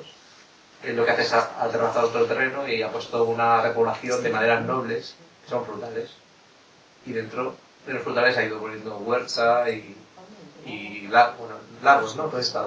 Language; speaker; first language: Spanish; native; Spanish